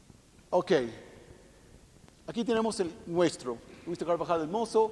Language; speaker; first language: Spanish; non-native, fluent; English